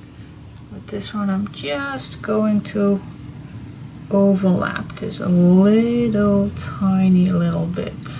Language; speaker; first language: English; non-native, fluent; Dutch